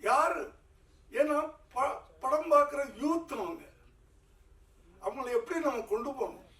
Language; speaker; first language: Tamil; native; Tamil